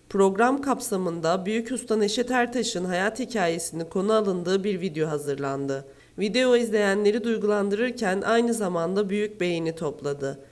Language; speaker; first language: Turkish; native; Turkish